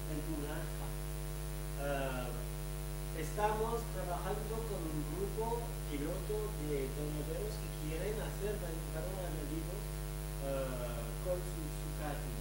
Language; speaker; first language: Spanish; non-native, fluent; French